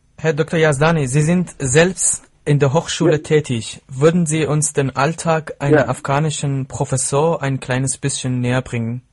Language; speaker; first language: German; non-native, fluent; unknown